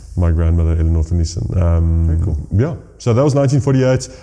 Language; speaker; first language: English; native; English